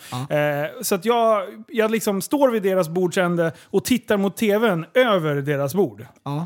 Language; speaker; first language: Swedish; native; Swedish